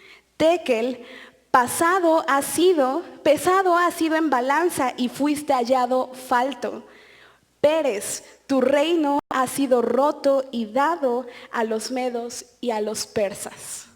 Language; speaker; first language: Spanish; native; Spanish